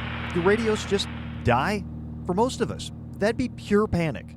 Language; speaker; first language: English; native; English